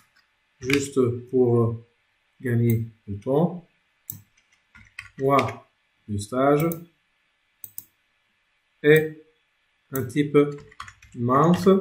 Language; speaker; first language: French; non-native, local second language; Arabic